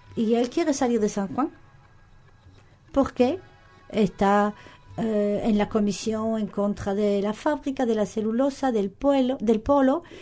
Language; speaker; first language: Spanish; non-native, fluent; French